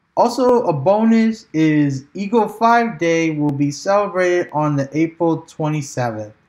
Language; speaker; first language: English; native; English